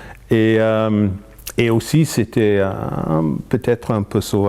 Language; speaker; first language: French; non-native, fluent; English